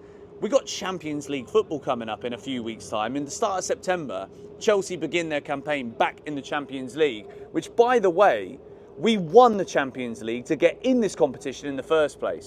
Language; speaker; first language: English; native; English